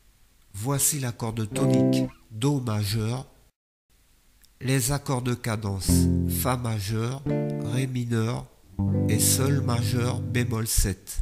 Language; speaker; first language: French; native; French